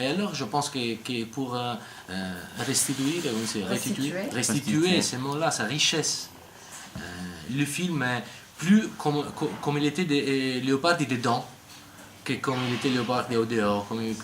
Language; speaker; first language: French; non-native, learner; Italian